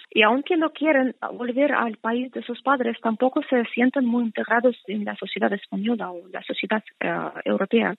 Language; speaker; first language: Spanish; non-native, fluent; Russian